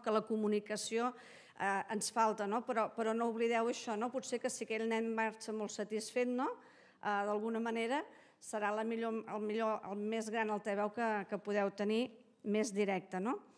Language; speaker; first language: Catalan; native; Catalan